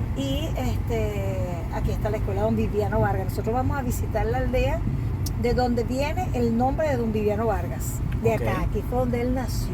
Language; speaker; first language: Spanish; native; Spanish